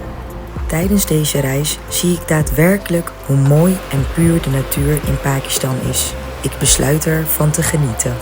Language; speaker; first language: Dutch; early bilingual, other home language; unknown